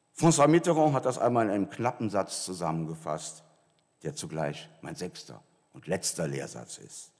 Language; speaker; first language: German; native; German